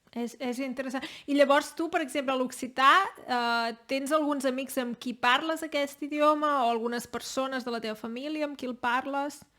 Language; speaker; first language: Catalan; native; Catalan